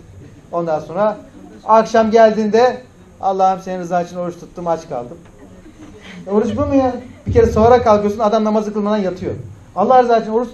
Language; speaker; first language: Turkish; native; Turkish